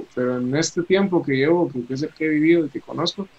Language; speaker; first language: Spanish; native; Spanish